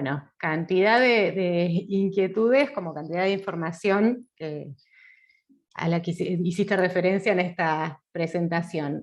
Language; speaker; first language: Spanish; native; Spanish